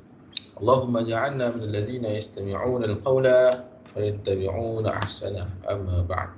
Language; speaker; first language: Arabic; non-native, fluent; Malay